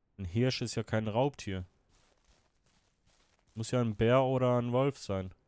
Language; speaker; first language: German; native; German